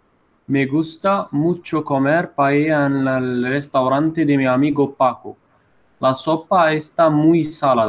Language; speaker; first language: Spanish; non-native, learner; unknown